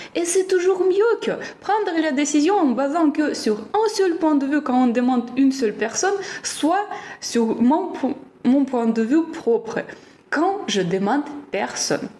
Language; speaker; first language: French; non-native, fluent; Ukrainian